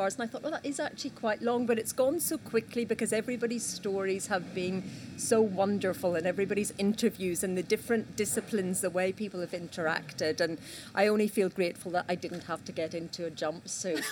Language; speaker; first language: English; native; English